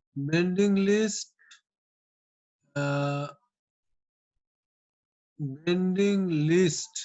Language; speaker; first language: English; non-native, local second language; Bangla